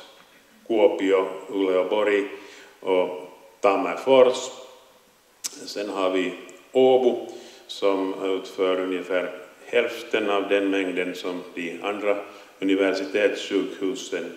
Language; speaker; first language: Swedish; non-native, local second language; Finnish